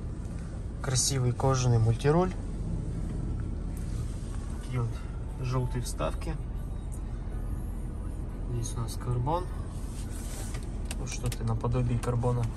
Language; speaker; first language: Russian; native; Russian